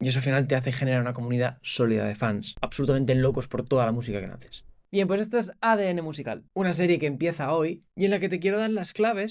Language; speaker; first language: Spanish; native; Spanish